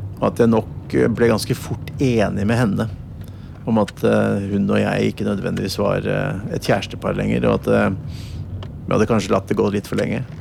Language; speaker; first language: Norwegian; native; Norwegian